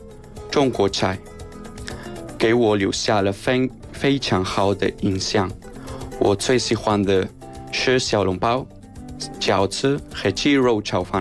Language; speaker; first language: Chinese; non-native, fluent; Spanish